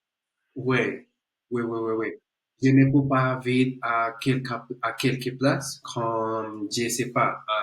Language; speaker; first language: French; non-native, learner; Spanish